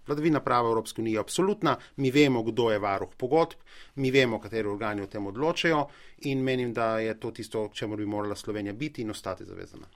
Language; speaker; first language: Slovenian; native; Slovenian